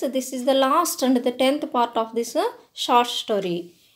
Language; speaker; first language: English; non-native, local second language; Telugu